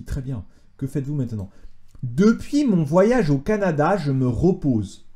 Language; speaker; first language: French; native; French